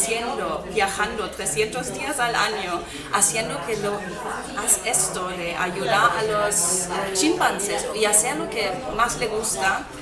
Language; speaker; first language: Spanish; non-native, fluent; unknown